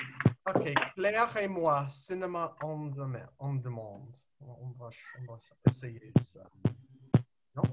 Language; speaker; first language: French; non-native, learner; English